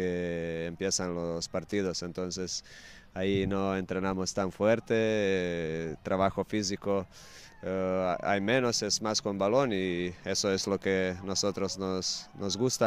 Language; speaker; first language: Spanish; non-native, fluent; Croatian